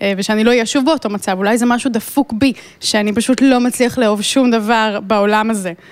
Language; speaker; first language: Hebrew; native; Hebrew